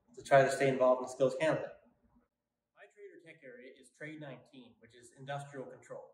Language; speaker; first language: English; native; English